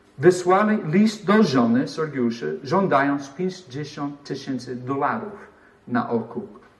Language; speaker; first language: Polish; non-native, fluent; English